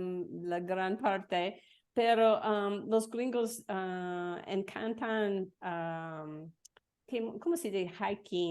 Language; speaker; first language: Spanish; non-native, learner; English